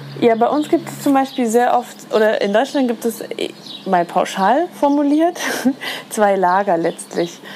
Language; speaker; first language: German; native; German